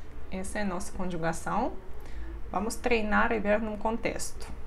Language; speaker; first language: Portuguese; non-native, fluent; Russian